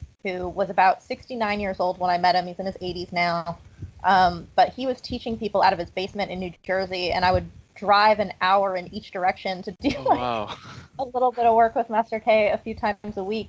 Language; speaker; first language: English; native; English